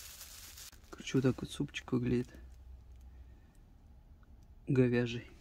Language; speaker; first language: Russian; native; Russian